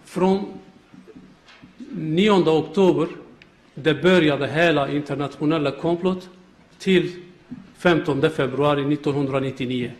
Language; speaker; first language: Swedish; non-native, learner; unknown